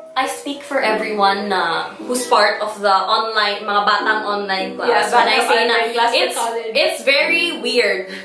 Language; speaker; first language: English; non-native, local second language; Cebuano